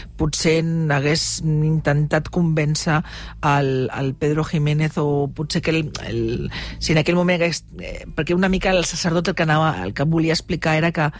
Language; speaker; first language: Catalan; non-native, local second language; Spanish